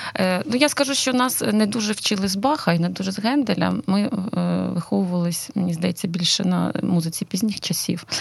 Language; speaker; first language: Ukrainian; non-native, local second language; Russian